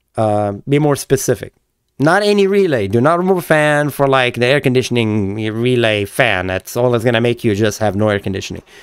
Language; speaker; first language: English; native; English